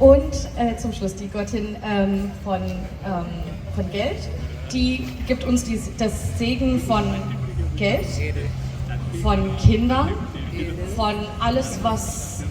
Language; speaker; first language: German; non-native, fluent; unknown